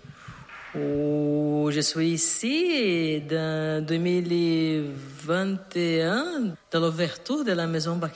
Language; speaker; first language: French; non-native, learner; Portuguese